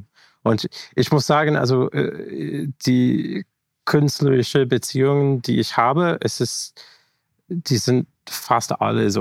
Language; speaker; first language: German; non-native, fluent; English